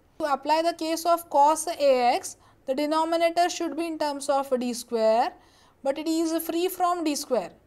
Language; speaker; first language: English; non-native, local second language; Marathi